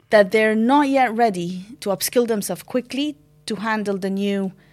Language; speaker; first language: English; non-native, fluent; Arabic